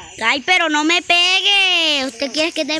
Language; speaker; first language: Spanish; native; Spanish